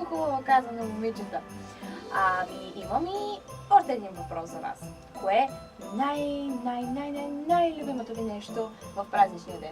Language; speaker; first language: Bulgarian; native; Bulgarian